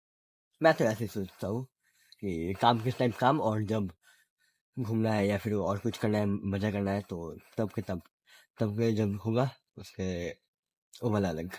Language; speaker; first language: Hindi; non-native, local second language; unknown